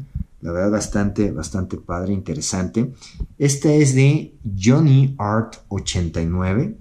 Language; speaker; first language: Spanish; native; Spanish